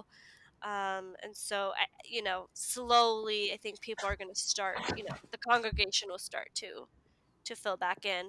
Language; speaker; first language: English; native; English